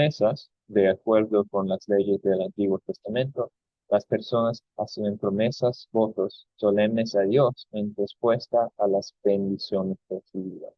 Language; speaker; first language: Spanish; non-native, fluent; English